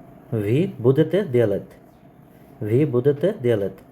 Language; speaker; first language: Russian; non-native, learner; Bangla